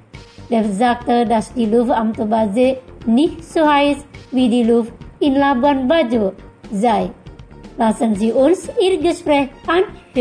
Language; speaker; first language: German; non-native, fluent; Indonesian